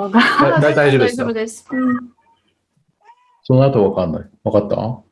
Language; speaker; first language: Japanese; non-native, fluent; Tatar